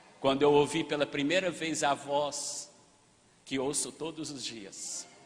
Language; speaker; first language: Portuguese; early bilingual, other home language; Arabic